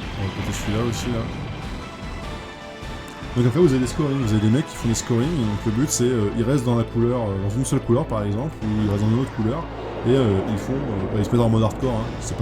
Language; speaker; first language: French; native; French